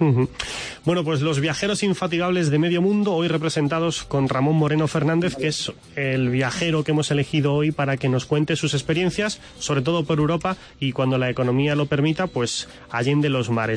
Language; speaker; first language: Spanish; native; Spanish